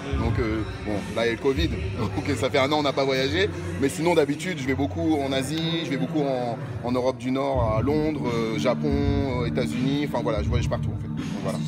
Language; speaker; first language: French; early bilingual, other home language; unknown